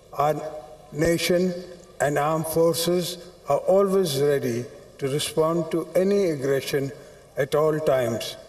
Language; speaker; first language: English; non-native, local second language; Sindhi